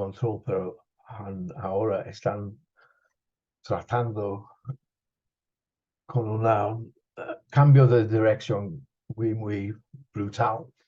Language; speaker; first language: Spanish; non-native, fluent; English